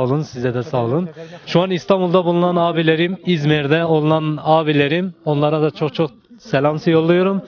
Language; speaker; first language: Turkish; non-native, local second language; Kurdish